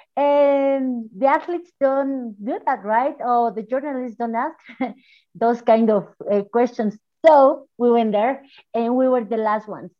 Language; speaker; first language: English; non-native, fluent; Spanish